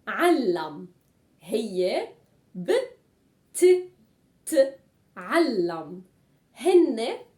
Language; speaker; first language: Arabic; native; Arabic